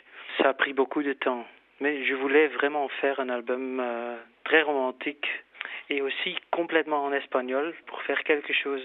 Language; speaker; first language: French; non-native, fluent; Dutch